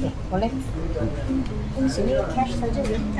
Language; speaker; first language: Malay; non-native, local second language; Chinese